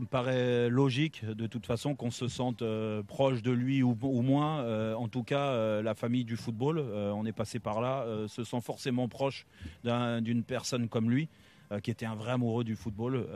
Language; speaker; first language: French; native; French